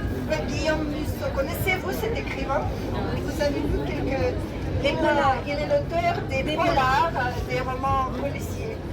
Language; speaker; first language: French; non-native, fluent; Russian